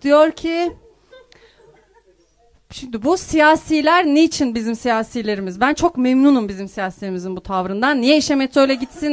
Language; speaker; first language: Turkish; native; Turkish